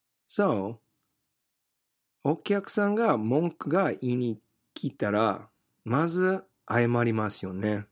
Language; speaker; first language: Japanese; non-native, fluent; English